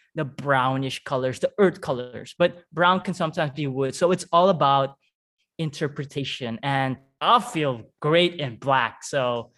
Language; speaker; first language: English; non-native, fluent; Dutch